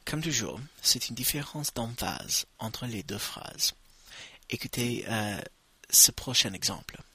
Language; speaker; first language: French; non-native, fluent; English